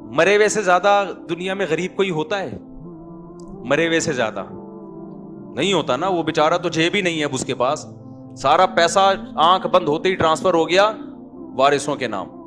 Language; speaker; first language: Urdu; native; Urdu